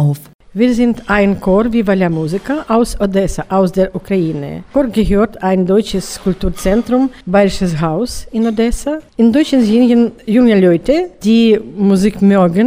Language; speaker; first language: German; non-native, learner; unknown